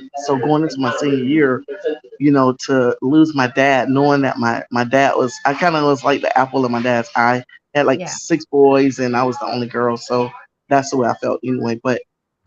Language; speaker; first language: English; native; English